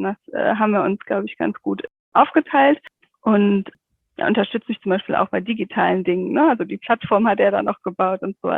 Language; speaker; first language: German; native; German